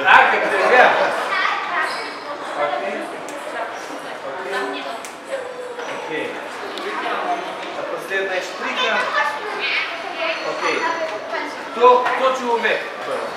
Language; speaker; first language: Russian; non-native, learner; Bulgarian